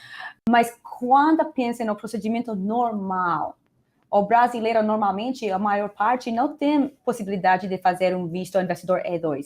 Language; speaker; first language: Portuguese; non-native, fluent; Spanish